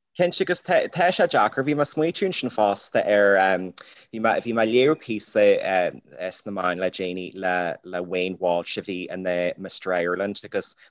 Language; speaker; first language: Irish; native; Irish